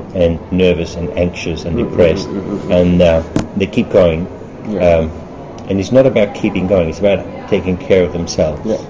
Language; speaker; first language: English; early bilingual, other home language; German